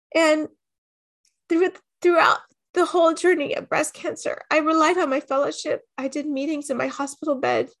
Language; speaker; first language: English; native; English